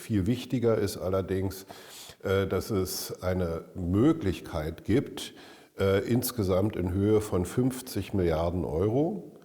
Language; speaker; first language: German; native; German